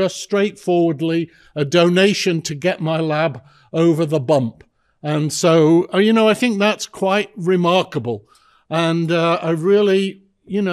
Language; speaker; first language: English; native; English